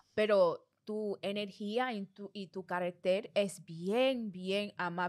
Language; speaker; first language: Spanish; non-native, learner; English